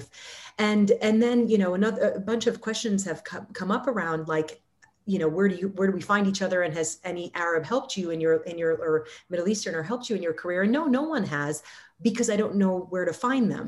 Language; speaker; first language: English; non-native, fluent; Arabic